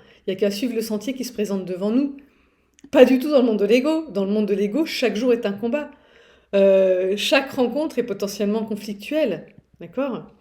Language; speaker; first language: French; native; French